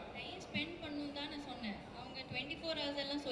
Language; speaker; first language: Tamil; non-native, fluent; Malayalam